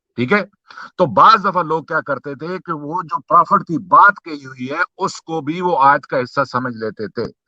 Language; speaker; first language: Urdu; native; Urdu